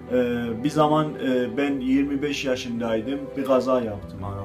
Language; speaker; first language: Turkish; non-native, fluent; Azerbaijani